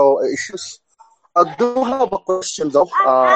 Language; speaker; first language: English; non-native, local second language; Cebuano